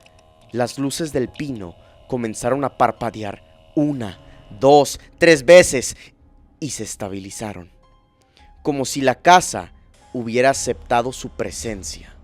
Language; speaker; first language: Spanish; native; Spanish